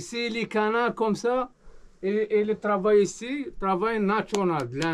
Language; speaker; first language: French; non-native, learner; Berber languages